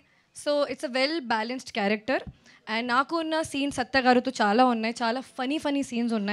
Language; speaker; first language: Telugu; non-native, learner; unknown